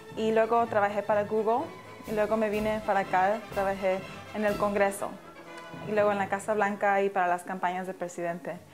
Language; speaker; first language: Spanish; early bilingual, heritage; English